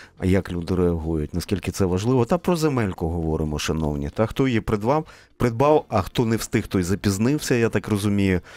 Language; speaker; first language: Ukrainian; native; Ukrainian